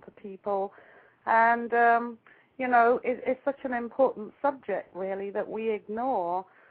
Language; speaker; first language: English; native; English